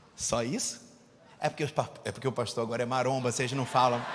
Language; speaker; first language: Portuguese; native; Portuguese